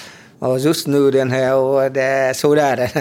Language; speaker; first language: Swedish; non-native, learner; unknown